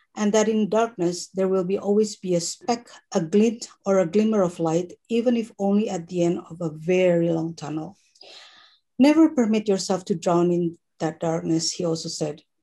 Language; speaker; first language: English; non-native, fluent; Indonesian